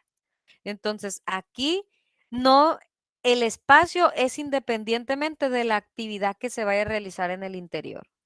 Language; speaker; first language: Spanish; native; Spanish